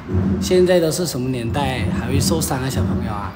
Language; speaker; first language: Chinese; native; Chinese